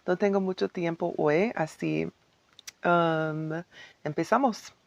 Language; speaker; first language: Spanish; non-native, learner; English